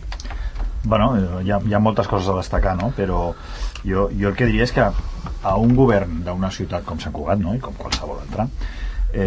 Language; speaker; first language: Catalan; native; Catalan